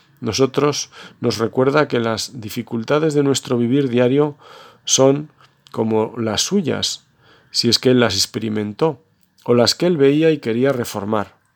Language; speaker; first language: Spanish; native; Spanish